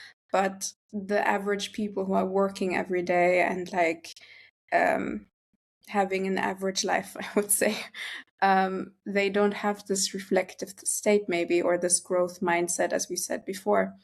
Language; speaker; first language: English; non-native, fluent; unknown